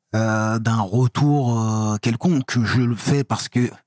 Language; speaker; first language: French; native; French